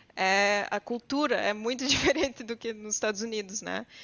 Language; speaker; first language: Portuguese; early bilingual, heritage; English